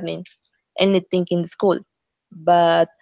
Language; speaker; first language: English; non-native, learner; Spanish